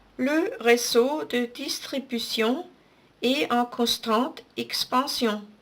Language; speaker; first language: French; non-native, fluent; German